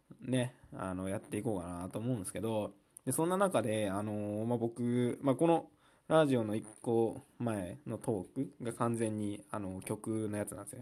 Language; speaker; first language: Japanese; native; Japanese